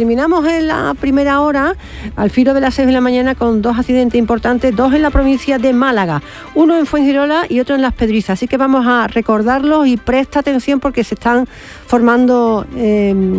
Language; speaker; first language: Spanish; native; Spanish